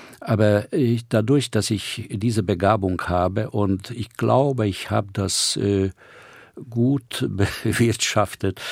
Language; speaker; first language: German; non-native, fluent; Hungarian